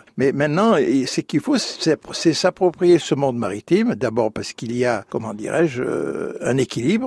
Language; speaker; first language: French; native; French